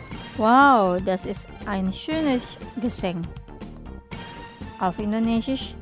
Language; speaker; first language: German; non-native, fluent; Indonesian